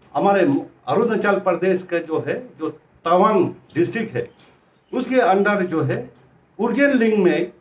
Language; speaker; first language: Hindi; native; Hindi